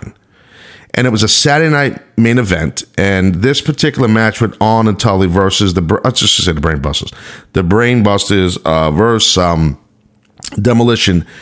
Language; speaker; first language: English; native; English